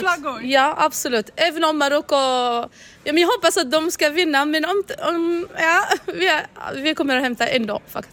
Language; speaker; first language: Swedish; non-native, learner; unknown